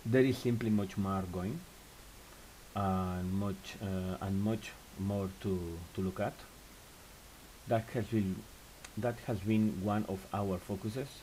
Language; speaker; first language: English; non-native, fluent; Spanish